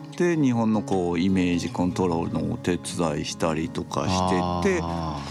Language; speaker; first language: Japanese; native; Japanese